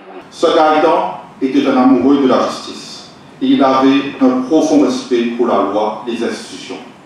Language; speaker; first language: French; non-native, local second language; Morisyen